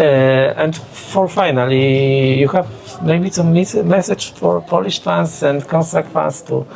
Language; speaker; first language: English; non-native, learner; Polish